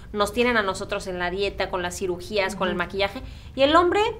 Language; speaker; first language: Spanish; native; Spanish